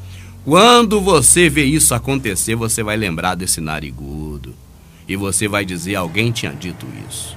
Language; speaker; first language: Portuguese; native; Portuguese